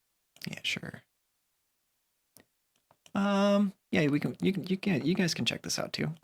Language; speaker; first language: English; native; English